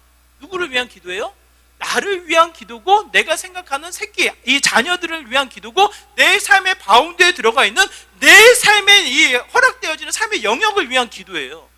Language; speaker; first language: Korean; native; Korean